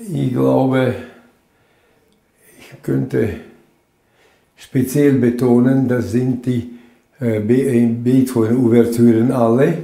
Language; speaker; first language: German; non-native, fluent; Latvian